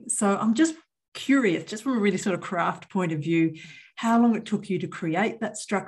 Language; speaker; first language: English; native; English